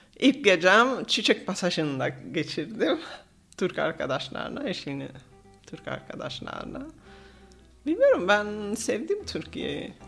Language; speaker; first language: Turkish; non-native, fluent; Italian